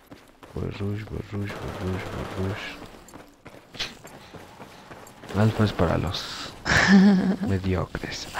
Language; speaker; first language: Spanish; native; Spanish